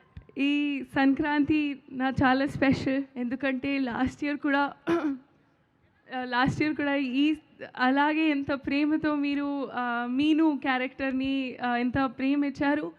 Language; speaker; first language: Telugu; non-native, learner; Hindi